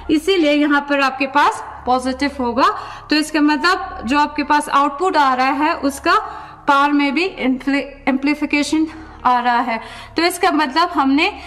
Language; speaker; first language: Hindi; non-native, local second language; Ladakhi